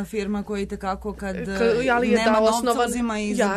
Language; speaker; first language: Serbian; native; Serbian